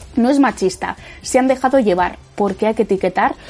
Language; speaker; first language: Spanish; non-native, local second language; Catalan